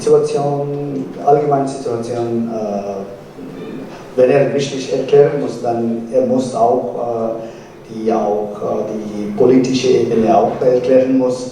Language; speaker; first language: German; non-native, fluent; Tibetan